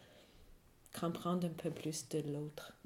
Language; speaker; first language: French; non-native, fluent; English